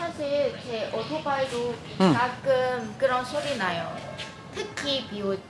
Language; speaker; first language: Korean; non-native, learner; Vietnamese